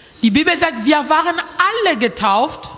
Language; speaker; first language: German; non-native, learner; French